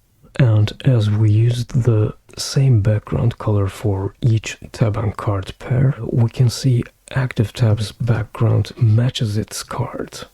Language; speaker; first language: English; non-native, fluent; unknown